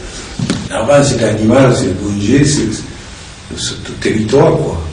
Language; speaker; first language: French; non-native, learner; Japanese